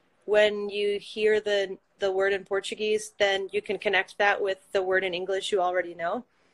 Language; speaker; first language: English; native; English